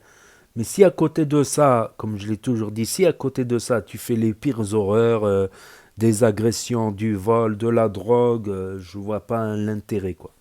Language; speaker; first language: French; native; French